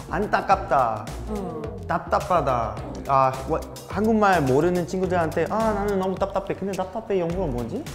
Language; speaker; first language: Korean; non-native, fluent; Portuguese